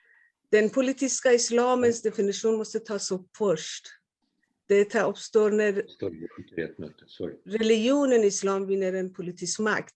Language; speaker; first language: Swedish; non-native, fluent; Persian